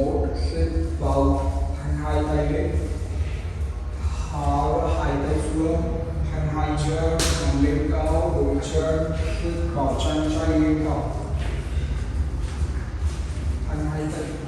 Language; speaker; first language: Vietnamese; non-native, learner; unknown